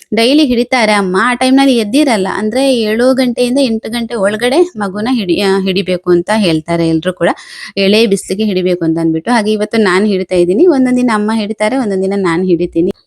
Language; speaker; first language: Kannada; non-native, local second language; Tulu